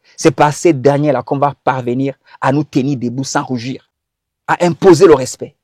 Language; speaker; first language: French; early bilingual, other home language; Kinyarwanda